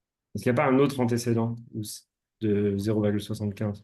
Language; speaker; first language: French; native; French